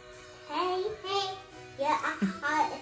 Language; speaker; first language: Swedish; early bilingual, other home language; Mongolian